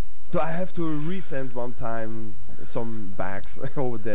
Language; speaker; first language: English; non-native, fluent; German